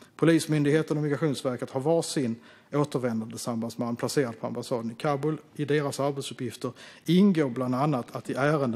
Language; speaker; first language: Swedish; native; Swedish